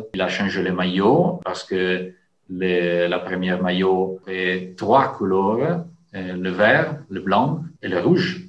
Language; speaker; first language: French; non-native, fluent; Italian